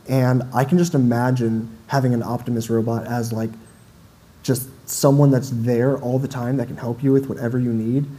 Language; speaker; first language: English; native; English